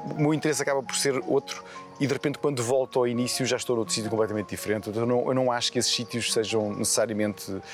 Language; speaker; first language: Portuguese; native; Portuguese